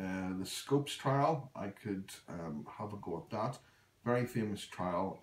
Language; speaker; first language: English; native; English